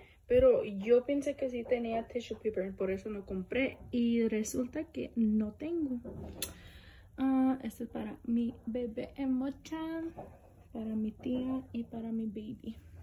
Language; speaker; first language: Spanish; early bilingual, heritage; Spanish